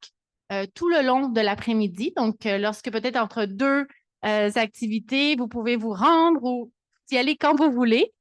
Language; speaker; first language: French; native; French